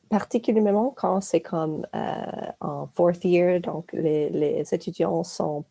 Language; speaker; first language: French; non-native, local second language; English